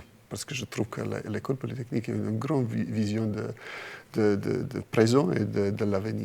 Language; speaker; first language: French; non-native, fluent; Croatian